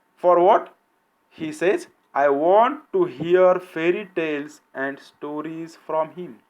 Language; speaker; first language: English; non-native, local second language; Marathi